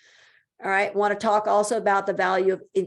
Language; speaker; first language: English; native; English